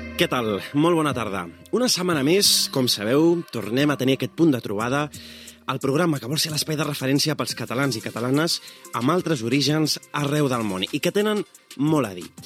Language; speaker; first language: Catalan; early bilingual, other home language; Arabic